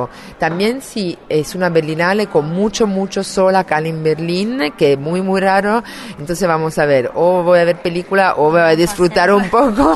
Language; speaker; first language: Spanish; non-native, fluent; Italian